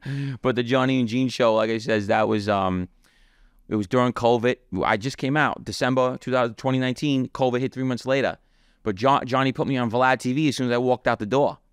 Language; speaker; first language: English; native; English